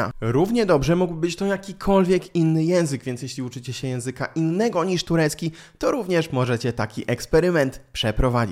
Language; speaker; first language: Polish; native; Polish